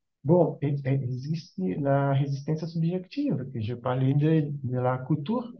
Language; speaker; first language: French; non-native, learner; Portuguese